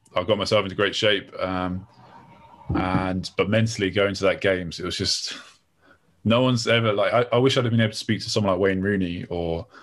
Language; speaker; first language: English; native; English